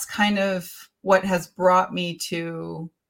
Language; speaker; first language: English; native; English